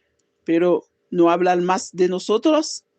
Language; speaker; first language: Spanish; non-native, fluent; Haitian Creole